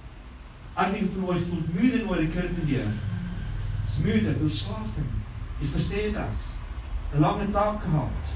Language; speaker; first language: German; non-native, fluent; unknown